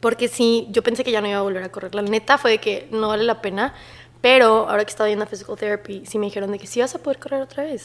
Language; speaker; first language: Spanish; native; Spanish